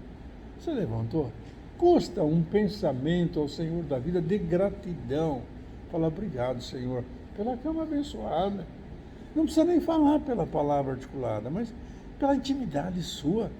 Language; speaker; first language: Portuguese; native; Portuguese